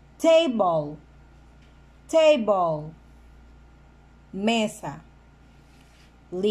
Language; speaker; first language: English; non-native, fluent; Spanish